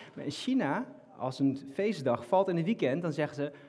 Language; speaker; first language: Dutch; native; Dutch